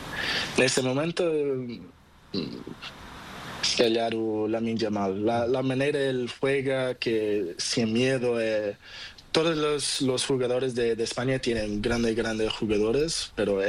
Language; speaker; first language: Spanish; non-native, learner; Portuguese